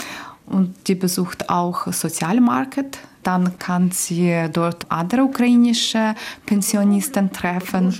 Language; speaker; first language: German; non-native, learner; Ukrainian